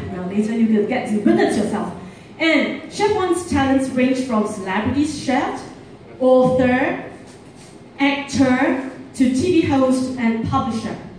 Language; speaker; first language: English; non-native, local second language; Chinese